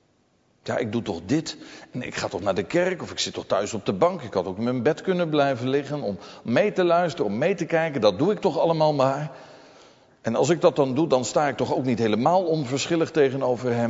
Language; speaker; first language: Dutch; native; Dutch